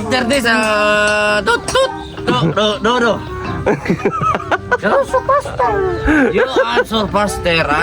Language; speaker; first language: English; non-native, local second language; Filipino